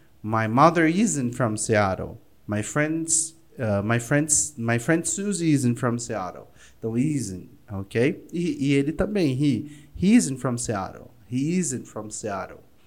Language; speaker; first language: English; non-native, fluent; Portuguese